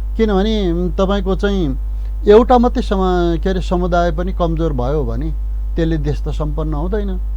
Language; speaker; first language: Nepali; non-native, local second language; Eastern Tamang